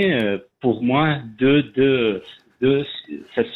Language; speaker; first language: French; non-native, learner; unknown